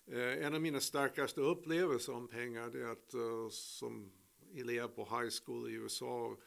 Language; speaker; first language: Swedish; non-native, fluent; English